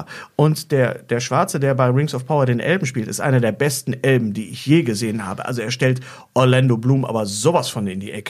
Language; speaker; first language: German; native; German